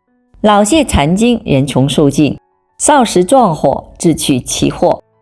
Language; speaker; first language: Chinese; native; Chinese